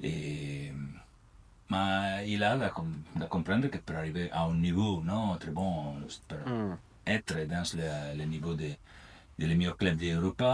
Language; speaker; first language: French; non-native, learner; Italian